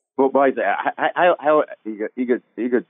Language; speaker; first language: Chinese; non-native, learner; English